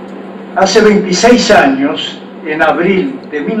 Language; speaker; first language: Spanish; native; Spanish